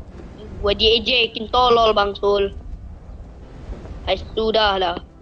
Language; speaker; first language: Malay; non-native, local second language; Minangkabau